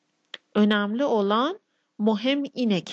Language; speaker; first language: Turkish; non-native, fluent; Persian